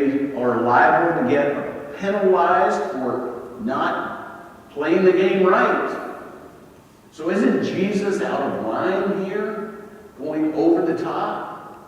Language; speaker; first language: English; native; English